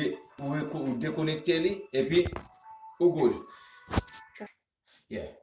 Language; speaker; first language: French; non-native, local second language; Haitian Creole